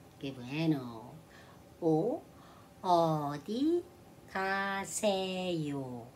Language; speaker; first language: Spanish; non-native, learner; Korean